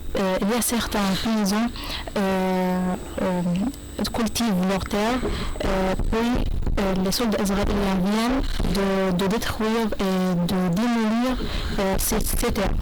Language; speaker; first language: French; non-native, learner; Arabic